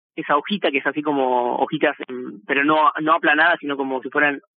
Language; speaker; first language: Spanish; native; Spanish